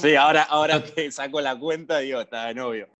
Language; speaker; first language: Spanish; native; Spanish